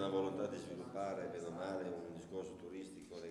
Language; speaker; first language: Italian; native; Italian